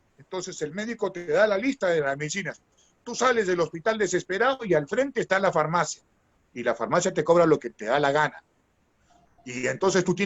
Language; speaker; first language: Spanish; native; Spanish